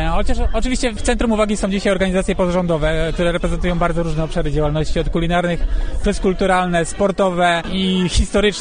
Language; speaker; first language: Polish; native; Polish